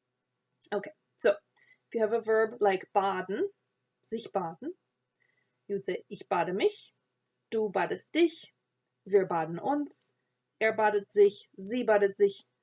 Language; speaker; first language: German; non-native, fluent; English